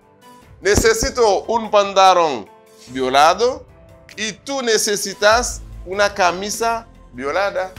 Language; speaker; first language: Spanish; non-native, fluent; Haitian Creole